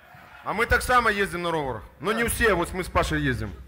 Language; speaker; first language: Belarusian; non-native, local second language; Russian